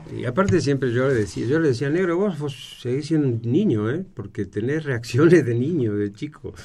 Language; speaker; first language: Spanish; native; Spanish